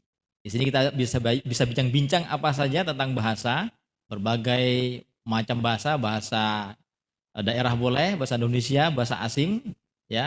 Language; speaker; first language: Indonesian; native; Indonesian